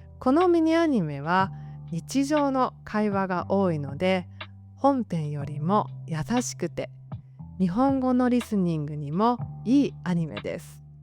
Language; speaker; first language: Japanese; native; Japanese